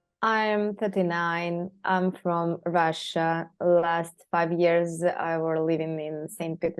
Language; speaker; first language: English; non-native, fluent; Russian